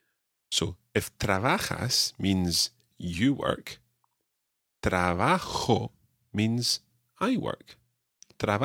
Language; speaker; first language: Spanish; non-native, fluent; English